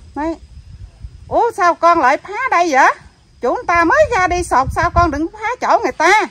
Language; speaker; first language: Vietnamese; non-native, local second language; Khmer